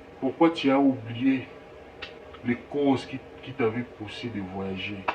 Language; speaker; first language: French; non-native, local second language; Lingala